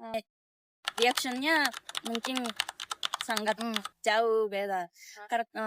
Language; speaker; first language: Indonesian; non-native, learner; Japanese